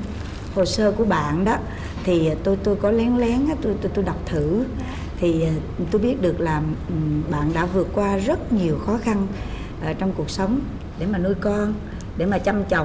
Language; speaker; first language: Vietnamese; native; Vietnamese